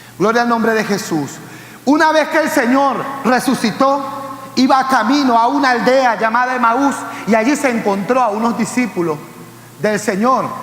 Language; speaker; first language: Spanish; native; Spanish